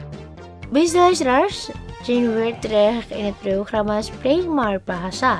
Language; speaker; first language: Dutch; non-native, learner; Indonesian